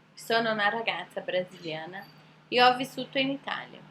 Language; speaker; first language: Italian; non-native, fluent; Portuguese